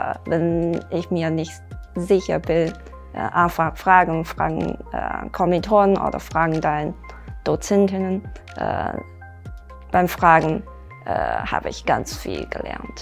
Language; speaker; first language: German; non-native, fluent; Chinese